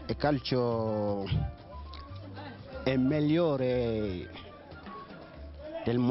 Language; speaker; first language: Italian; non-native, learner; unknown